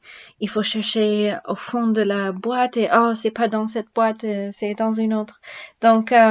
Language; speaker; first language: French; non-native, learner; English